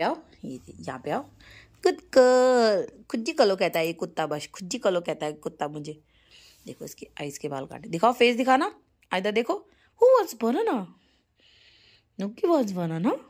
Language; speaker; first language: Hindi; native; Hindi